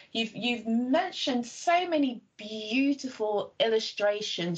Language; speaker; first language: English; native; English